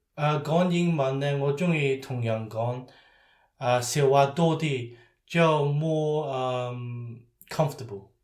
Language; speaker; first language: Cantonese; early bilingual, heritage; Cantonese